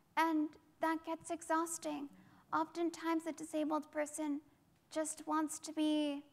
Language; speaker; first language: English; native; English